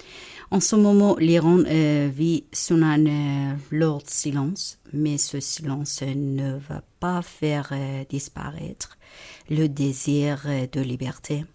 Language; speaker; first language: French; non-native, fluent; Persian